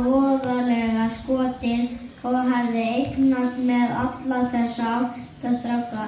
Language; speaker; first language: Icelandic; native; Icelandic